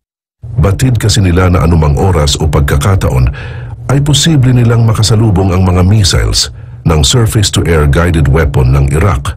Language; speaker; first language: Filipino; native; Filipino